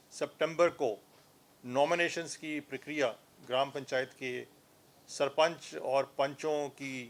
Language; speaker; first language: Hindi; non-native, local second language; Punjabi